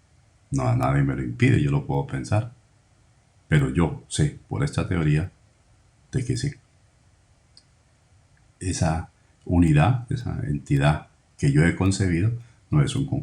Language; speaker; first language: Spanish; native; Spanish